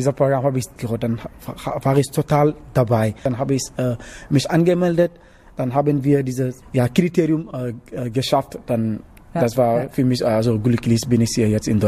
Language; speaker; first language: German; non-native, learner; Wolof